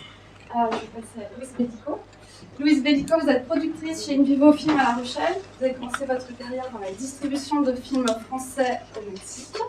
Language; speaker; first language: French; native; French